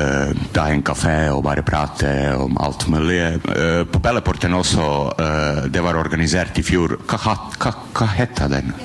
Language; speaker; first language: Norwegian; non-native, learner; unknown